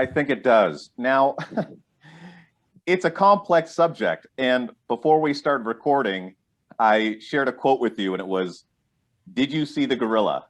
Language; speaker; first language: English; native; English